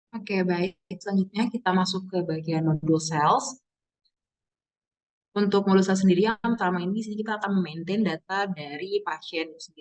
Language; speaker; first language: Indonesian; native; Indonesian